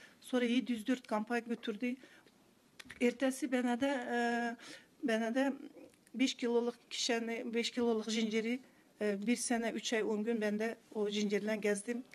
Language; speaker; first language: Turkish; non-native, learner; Kazakh